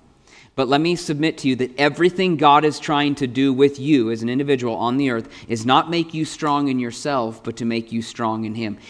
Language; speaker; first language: English; native; English